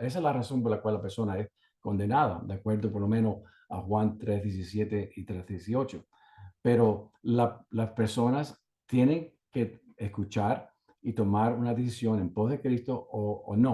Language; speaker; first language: Spanish; native; Spanish